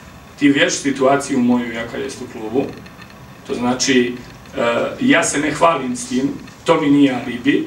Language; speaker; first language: Polish; non-native, learner; Serbian